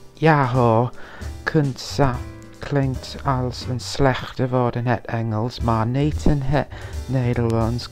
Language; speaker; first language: Dutch; non-native, learner; English